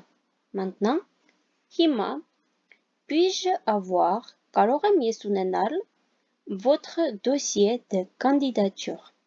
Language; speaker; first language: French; non-native, fluent; Armenian